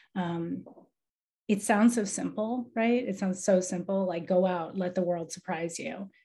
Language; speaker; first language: English; native; English